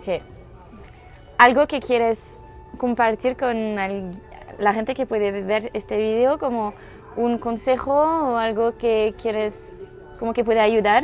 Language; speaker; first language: Spanish; non-native, learner; French